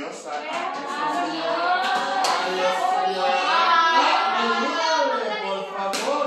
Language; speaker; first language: Spanish; non-native, learner; English